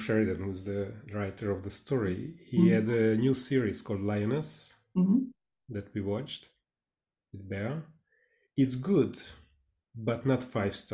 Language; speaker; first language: English; non-native, fluent; Hungarian